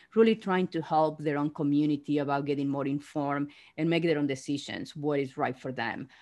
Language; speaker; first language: English; non-native, fluent; Spanish